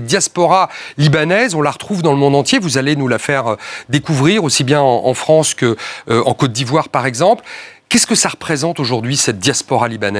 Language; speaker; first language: French; native; French